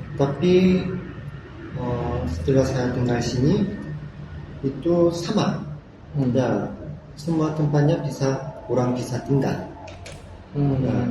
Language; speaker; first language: Indonesian; non-native, learner; Korean